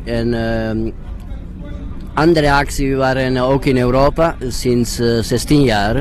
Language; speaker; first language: Dutch; non-native, learner; Italian